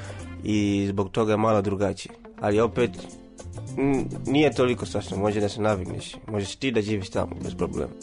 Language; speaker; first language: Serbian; non-native, learner; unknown